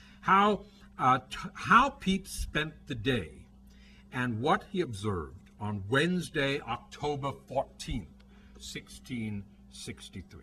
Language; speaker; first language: English; native; English